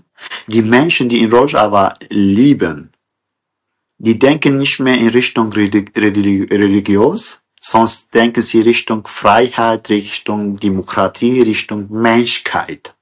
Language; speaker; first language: German; non-native, learner; Kurdish